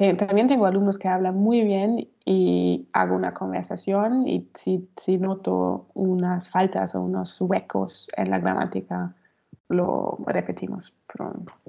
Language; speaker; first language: Spanish; non-native, fluent; German